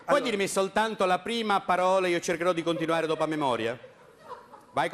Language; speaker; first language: Italian; native; Italian